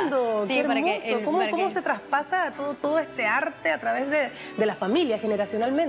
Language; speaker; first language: Spanish; native; Spanish